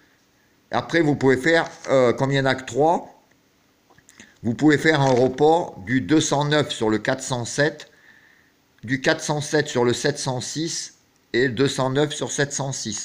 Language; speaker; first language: French; native; French